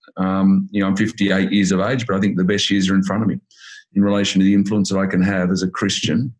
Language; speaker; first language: English; native; English